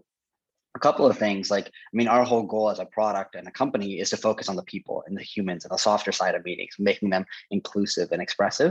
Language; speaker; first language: English; native; English